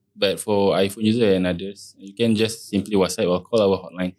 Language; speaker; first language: English; non-native, local second language; Malay